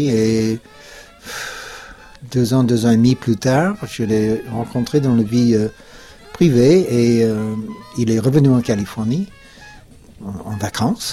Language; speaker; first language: French; non-native, fluent; English